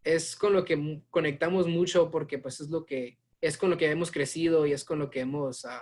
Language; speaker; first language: Spanish; early bilingual, heritage; Spanish